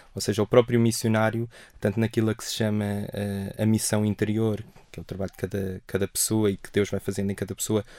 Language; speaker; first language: Portuguese; native; Portuguese